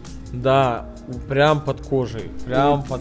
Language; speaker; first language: Russian; native; Russian